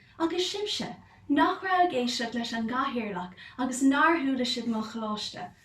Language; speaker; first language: Irish; non-native, local second language; English